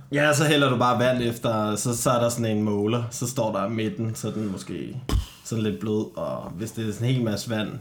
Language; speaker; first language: Danish; early bilingual, other home language; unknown